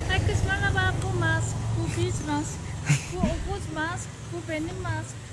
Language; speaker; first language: Turkish; non-native, learner; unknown